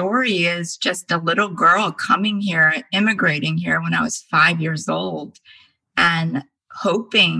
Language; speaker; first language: English; early bilingual, other home language; Korean